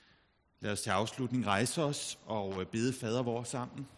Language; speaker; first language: Danish; native; Danish